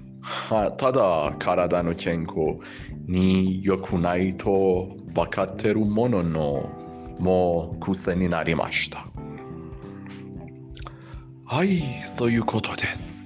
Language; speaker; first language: Japanese; non-native, learner; Persian